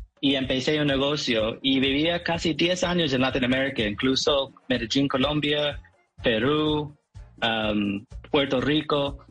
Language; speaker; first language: Spanish; non-native, fluent; English